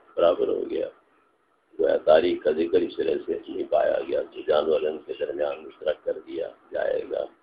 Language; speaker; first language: Urdu; non-native, local second language; Punjabi